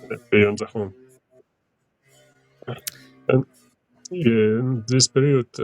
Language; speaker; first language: English; non-native, learner; Ukrainian